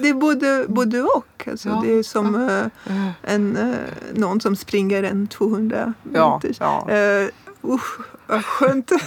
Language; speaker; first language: Swedish; non-native, fluent; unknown